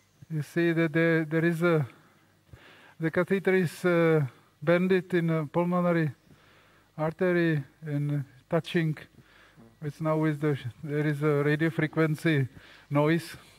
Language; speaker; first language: English; non-native, fluent; Czech